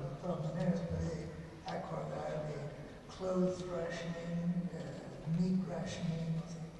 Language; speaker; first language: Spanish; non-native, fluent; English